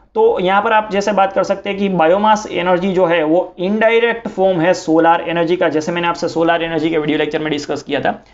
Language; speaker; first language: Hindi; non-native, local second language; Gujarati